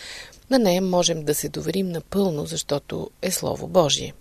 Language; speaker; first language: Bulgarian; native; Bulgarian